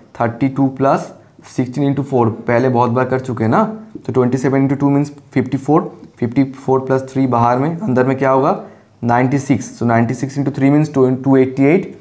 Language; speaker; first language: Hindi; non-native, local second language; Bangla